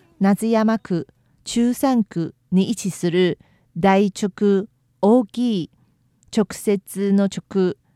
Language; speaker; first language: Japanese; non-native, fluent; Chinese